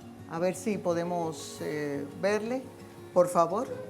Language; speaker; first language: Spanish; native; Spanish